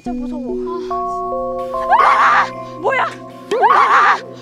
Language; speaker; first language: Korean; non-native, fluent; Japanese